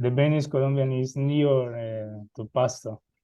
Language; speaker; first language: English; non-native, learner; Spanish